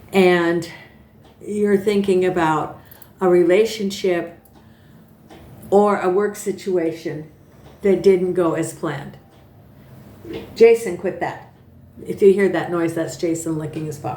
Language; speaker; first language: English; native; English